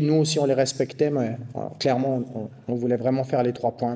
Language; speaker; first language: French; native; French